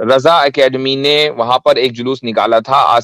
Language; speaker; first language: Hindi; native; Hindi